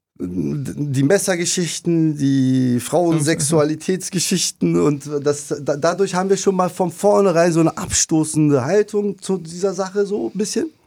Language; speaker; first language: German; early bilingual, other home language; Turkish